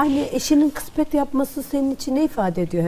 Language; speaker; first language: Turkish; native; Turkish